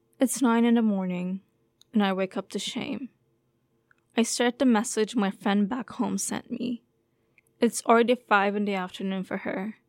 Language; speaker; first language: English; non-native, fluent; Turkish